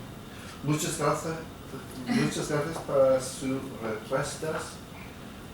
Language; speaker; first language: Spanish; non-native, fluent; English